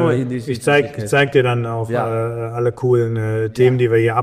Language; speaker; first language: German; native; German